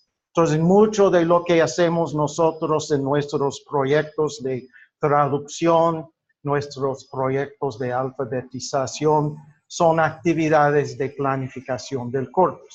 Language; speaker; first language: Spanish; non-native, fluent; English